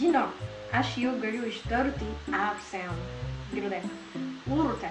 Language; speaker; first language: Lithuanian; non-native, learner; Japanese